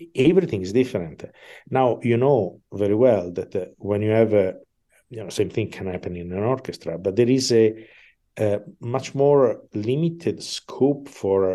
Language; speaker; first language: English; non-native, fluent; Italian